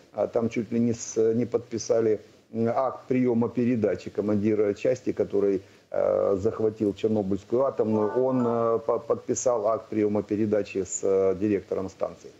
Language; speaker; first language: Russian; native; Russian